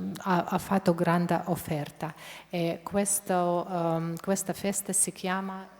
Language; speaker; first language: Italian; non-native, fluent; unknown